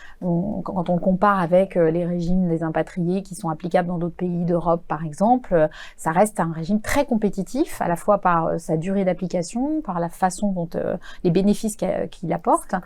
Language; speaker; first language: French; native; French